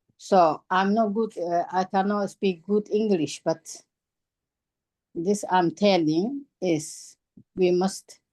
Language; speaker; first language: English; non-native, learner; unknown